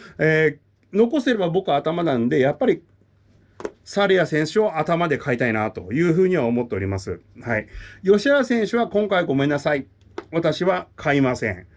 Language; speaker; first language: Japanese; native; Japanese